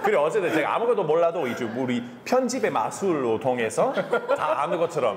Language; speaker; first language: Korean; non-native, fluent; English